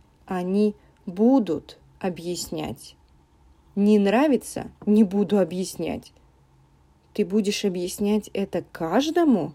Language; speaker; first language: Russian; non-native, learner; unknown